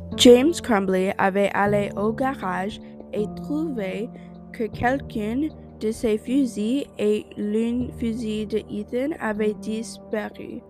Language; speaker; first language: French; non-native, learner; English